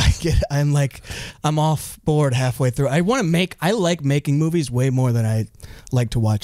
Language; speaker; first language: English; native; English